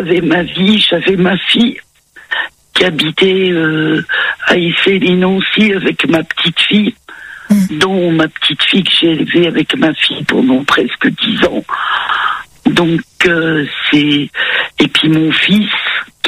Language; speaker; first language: French; native; French